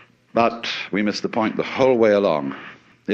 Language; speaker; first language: English; native; English